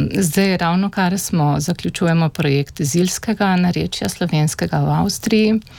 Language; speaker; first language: Slovenian; native; Slovenian